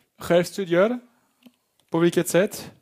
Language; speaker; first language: Swedish; non-native, fluent; French